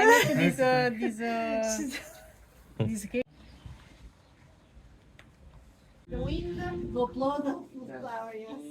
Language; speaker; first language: English; non-native, learner; Italian